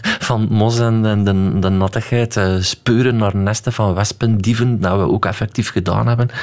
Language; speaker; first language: Dutch; native; Dutch